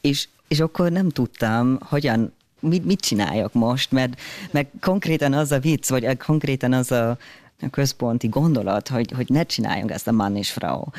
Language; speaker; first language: Hungarian; non-native, fluent; German